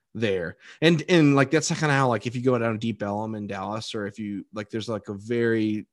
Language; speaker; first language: English; native; English